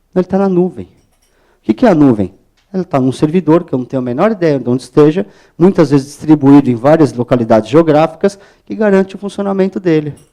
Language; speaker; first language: Portuguese; native; Portuguese